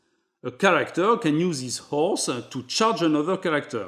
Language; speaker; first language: English; non-native, fluent; French